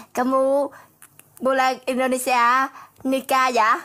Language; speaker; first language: Indonesian; non-native, learner; Vietnamese